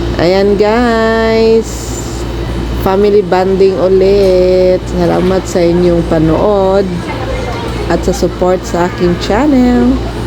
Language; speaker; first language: Filipino; non-native, local second language; Cebuano